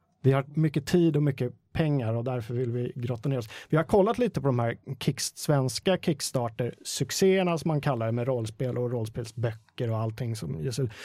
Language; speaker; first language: Swedish; native; Swedish